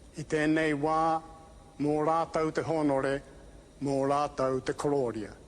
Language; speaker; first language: Māori; native; Māori